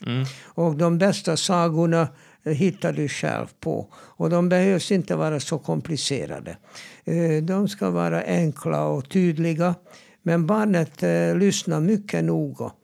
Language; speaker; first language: Swedish; non-native, fluent; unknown